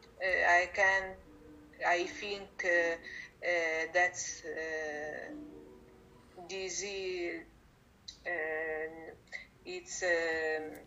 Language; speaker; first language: English; non-native, learner; Italian